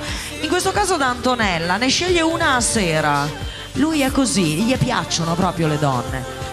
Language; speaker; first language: Italian; native; Italian